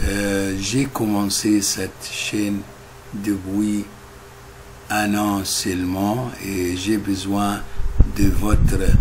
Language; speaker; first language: French; non-native, fluent; Arabic